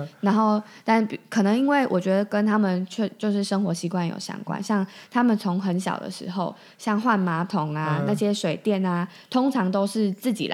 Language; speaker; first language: Chinese; native; Chinese